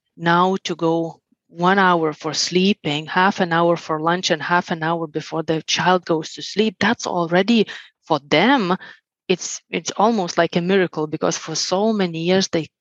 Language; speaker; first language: English; non-native, fluent; Lithuanian